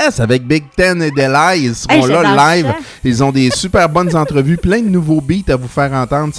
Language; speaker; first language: French; native; French